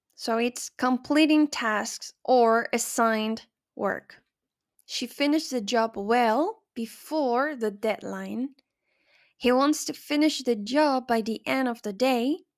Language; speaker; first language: English; non-native, fluent; Spanish